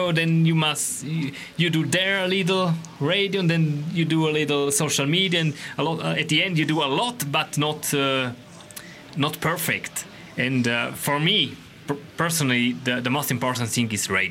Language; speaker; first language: English; non-native, learner; Romansh